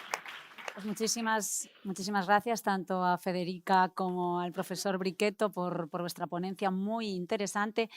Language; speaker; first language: Spanish; native; Spanish